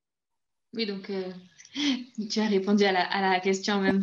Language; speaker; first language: French; native; French